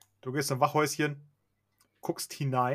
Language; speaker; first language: German; native; German